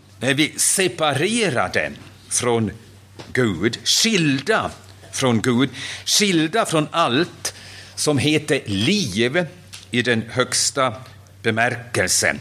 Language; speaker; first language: Swedish; non-native, fluent; German